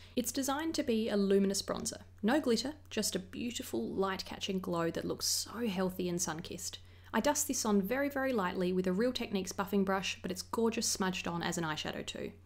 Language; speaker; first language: English; native; English